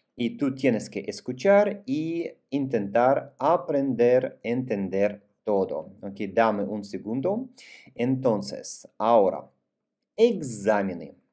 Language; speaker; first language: Spanish; non-native, fluent; Russian